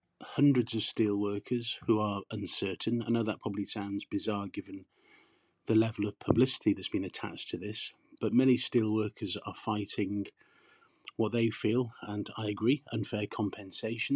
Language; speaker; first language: English; native; English